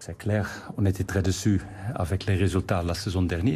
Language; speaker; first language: French; non-native, fluent; Dutch